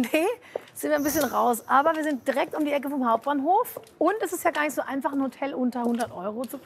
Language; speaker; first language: German; native; German